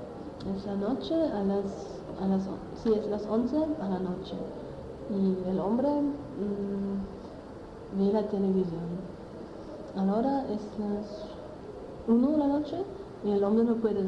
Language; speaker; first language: Spanish; non-native, learner; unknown